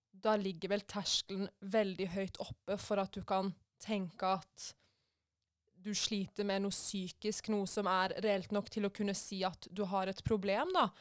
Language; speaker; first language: Norwegian; early bilingual, other home language; Persian